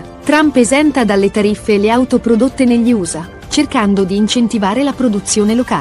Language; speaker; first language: Italian; native; Italian